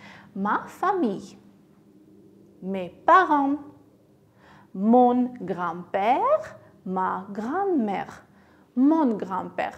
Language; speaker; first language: French; non-native, fluent; Armenian